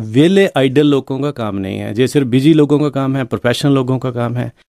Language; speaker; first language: Hindi; non-native, local second language; Punjabi